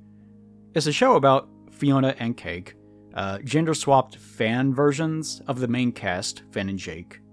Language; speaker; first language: English; native; English